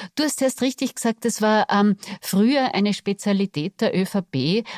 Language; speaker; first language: German; native; German